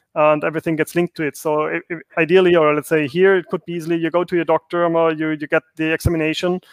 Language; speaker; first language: English; non-native, fluent; German